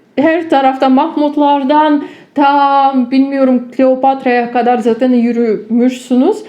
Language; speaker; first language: Turkish; non-native, fluent; Ukrainian